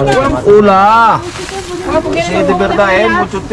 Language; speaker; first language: Spanish; non-native, learner; Filipino